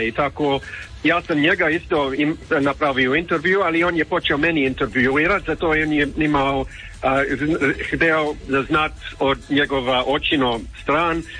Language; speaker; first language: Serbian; early bilingual, heritage; English